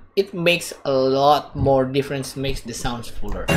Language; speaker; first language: English; non-native, fluent; Indonesian